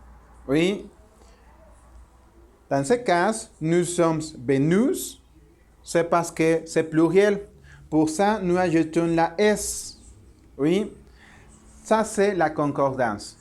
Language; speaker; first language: French; non-native, learner; Spanish